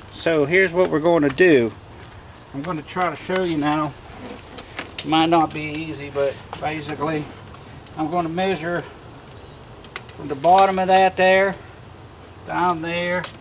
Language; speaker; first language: English; native; English